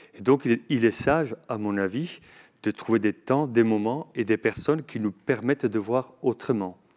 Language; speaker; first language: French; non-native, fluent; Spanish